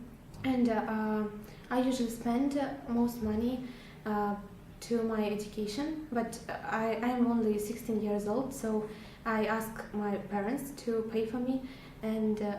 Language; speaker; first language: English; non-native, learner; Russian